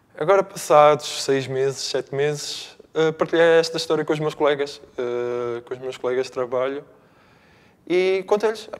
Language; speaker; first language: Portuguese; native; Portuguese